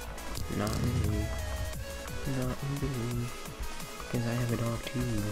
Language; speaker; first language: English; native; English